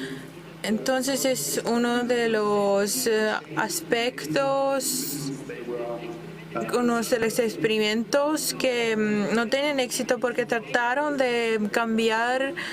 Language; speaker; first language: Spanish; non-native, fluent; German